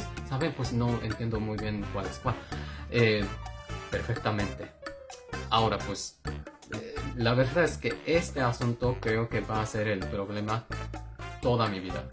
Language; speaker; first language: Spanish; non-native, fluent; Japanese